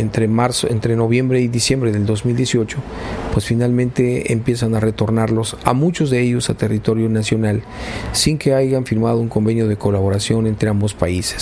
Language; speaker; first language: Spanish; native; Spanish